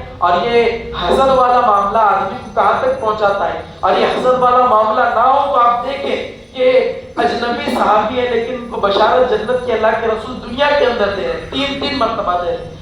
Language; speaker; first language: Urdu; native; Urdu